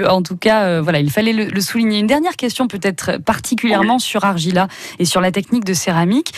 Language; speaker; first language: French; native; French